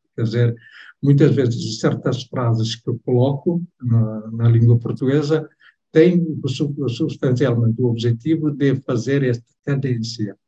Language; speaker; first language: Portuguese; non-native, fluent; Tetum